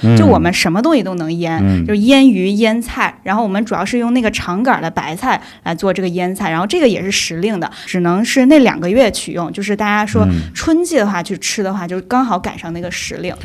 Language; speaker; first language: Chinese; native; Chinese